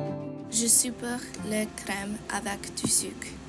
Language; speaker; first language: French; non-native, learner; English